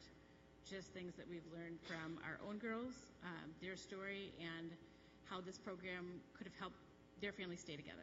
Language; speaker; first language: English; native; English